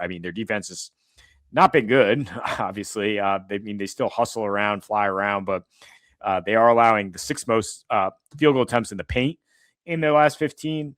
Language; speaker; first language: English; native; English